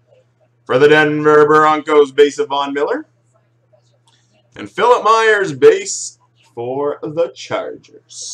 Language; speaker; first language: English; native; English